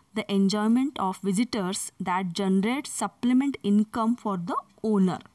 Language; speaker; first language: English; non-native, local second language; Marathi